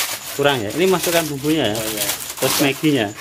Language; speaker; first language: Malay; non-native, local second language; Javanese